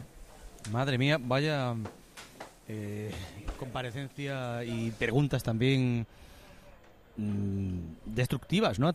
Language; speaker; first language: Spanish; native; Spanish